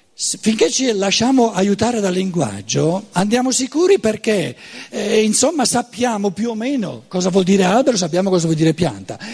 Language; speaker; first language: Italian; native; Italian